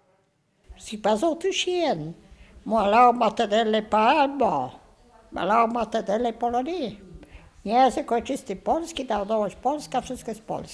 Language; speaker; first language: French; non-native, fluent; Polish